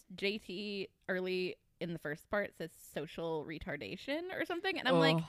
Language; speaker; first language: English; native; English